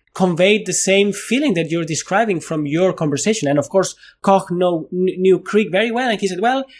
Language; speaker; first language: English; non-native, fluent; Spanish